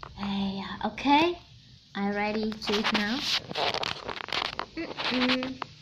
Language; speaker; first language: English; non-native, learner; Vietnamese